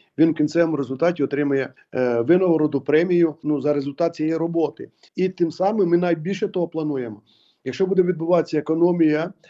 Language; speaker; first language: Ukrainian; native; Ukrainian